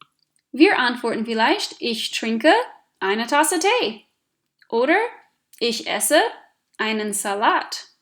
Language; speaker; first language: German; non-native, fluent; English